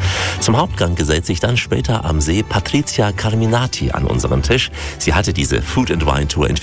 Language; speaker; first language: German; native; German